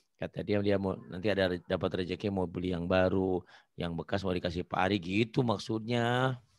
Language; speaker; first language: Indonesian; non-native, local second language; Sundanese